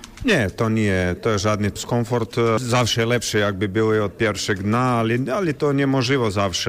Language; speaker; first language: Polish; non-native, learner; Croatian